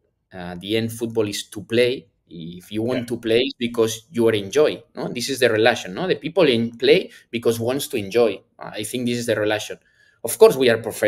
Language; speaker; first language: English; non-native, learner; Spanish